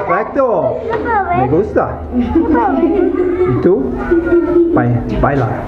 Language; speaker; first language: Spanish; non-native, learner; English